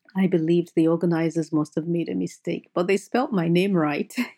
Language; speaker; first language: English; non-native, local second language; Yoruba